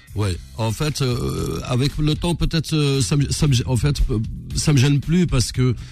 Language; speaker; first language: French; non-native, local second language; Arabic